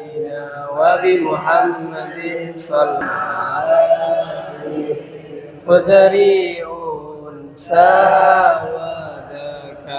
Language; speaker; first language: Arabic; non-native, learner; Indonesian